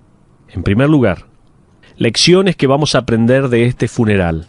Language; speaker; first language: Spanish; native; Spanish